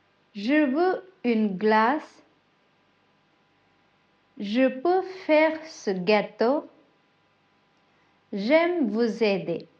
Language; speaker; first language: French; non-native, fluent; Tamil